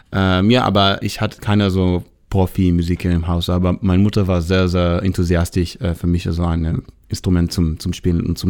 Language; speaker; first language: German; non-native, learner; Hebrew